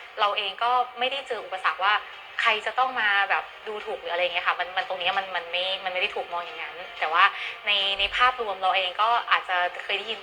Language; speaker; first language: Thai; native; Thai